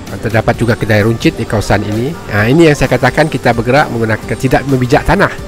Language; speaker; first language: Malay; native; Malay